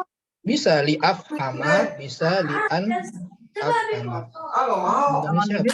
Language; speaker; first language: Indonesian; native; Indonesian